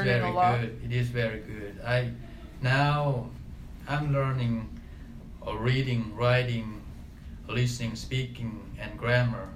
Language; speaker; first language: English; non-native, learner; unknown